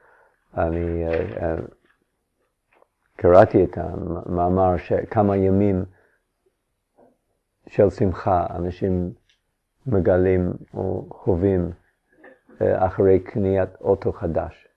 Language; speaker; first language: Hebrew; non-native, fluent; English